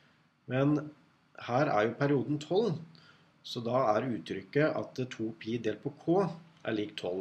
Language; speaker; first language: Norwegian; native; Norwegian